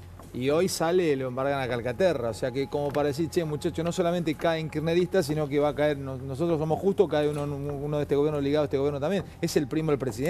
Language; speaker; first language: Spanish; native; Spanish